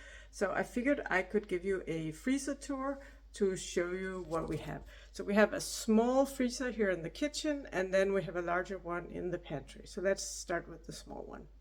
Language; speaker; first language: English; non-native, fluent; Danish